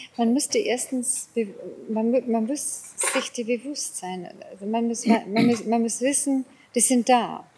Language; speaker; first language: German; non-native, fluent; Afrikaans